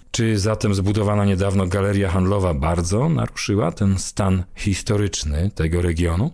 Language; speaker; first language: Polish; native; Polish